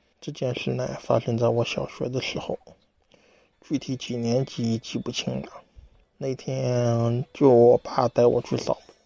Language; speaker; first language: Chinese; native; Chinese